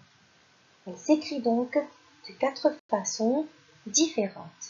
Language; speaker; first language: French; non-native, local second language; Arabic